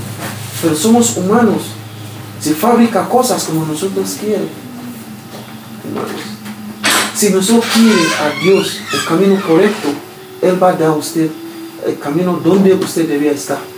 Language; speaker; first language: Spanish; non-native, learner; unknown